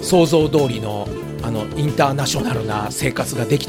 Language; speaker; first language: Japanese; native; Japanese